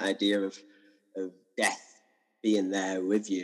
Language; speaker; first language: English; native; English